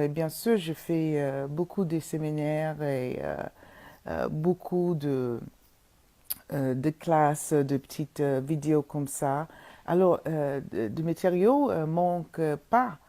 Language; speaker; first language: French; non-native, fluent; English